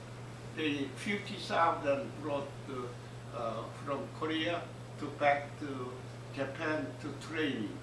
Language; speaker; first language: English; non-native, learner; Korean